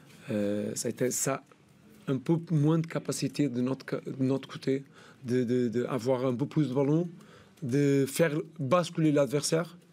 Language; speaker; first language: French; non-native, learner; Portuguese